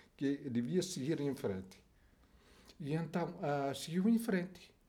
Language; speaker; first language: Portuguese; non-native, fluent; Tetum